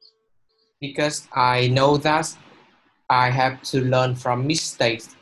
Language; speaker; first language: English; non-native, learner; Vietnamese